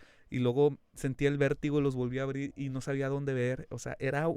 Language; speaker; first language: Spanish; native; Spanish